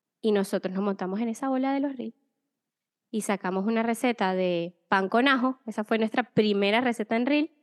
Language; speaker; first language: Spanish; native; Spanish